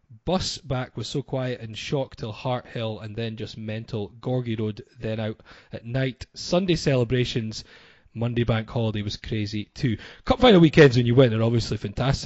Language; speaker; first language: English; native; English